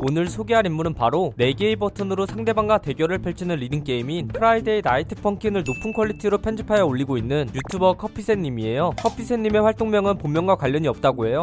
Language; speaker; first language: Korean; native; Korean